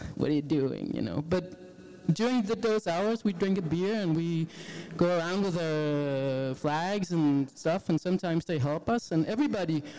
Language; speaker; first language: English; non-native, fluent; Danish